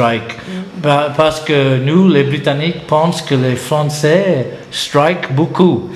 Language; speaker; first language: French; non-native, learner; English